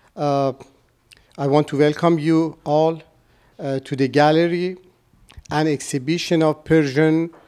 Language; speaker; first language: English; non-native, fluent; Persian